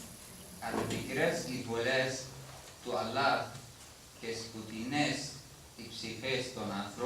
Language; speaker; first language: Greek; non-native, learner; Arabic